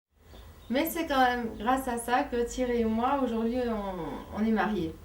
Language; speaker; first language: French; native; French